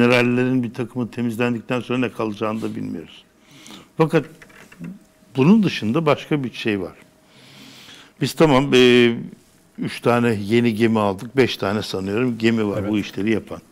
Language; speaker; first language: Turkish; native; Turkish